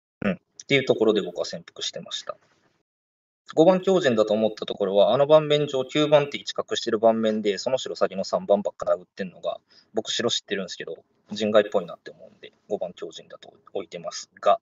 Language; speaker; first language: Japanese; native; Japanese